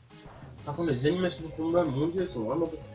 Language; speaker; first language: French; native; French